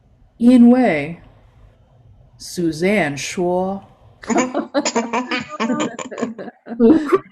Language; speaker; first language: Chinese; non-native, fluent; English